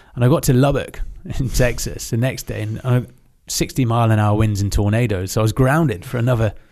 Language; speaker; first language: English; native; English